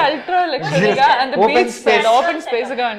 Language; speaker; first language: Telugu; non-native, learner; Malayalam